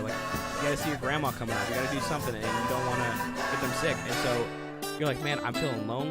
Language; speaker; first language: English; native; English